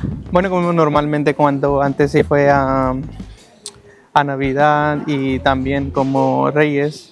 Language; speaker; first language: Spanish; non-native, learner; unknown